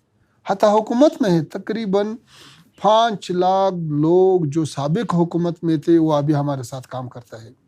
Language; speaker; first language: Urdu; non-native, learner; Pashto